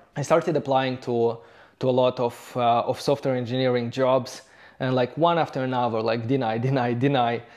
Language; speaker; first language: English; non-native, fluent; Romanian